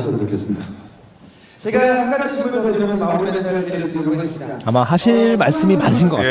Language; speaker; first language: Korean; native; Korean